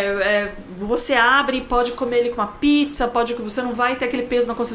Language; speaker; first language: Portuguese; native; Portuguese